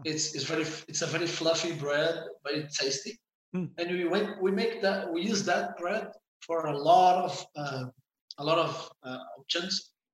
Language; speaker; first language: English; non-native, fluent; Portuguese